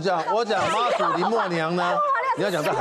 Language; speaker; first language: Chinese; native; Chinese